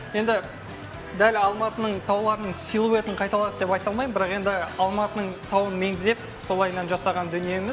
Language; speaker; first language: Kazakh; native; Kazakh